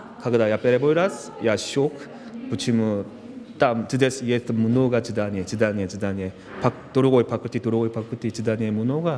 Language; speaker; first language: Russian; non-native, learner; Korean